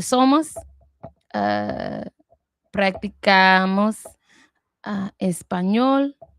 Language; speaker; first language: Spanish; non-native, learner; English